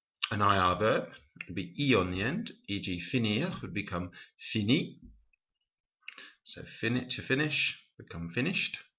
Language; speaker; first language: English; native; English